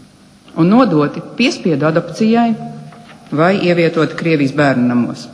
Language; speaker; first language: Latvian; native; Latvian